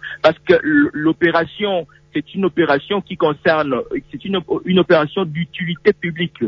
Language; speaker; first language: French; non-native, local second language; Lingala